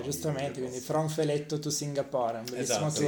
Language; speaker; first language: Italian; native; Italian